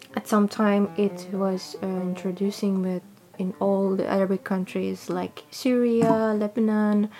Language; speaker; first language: English; non-native, fluent; Persian